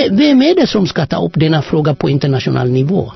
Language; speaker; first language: Swedish; non-native, fluent; Amharic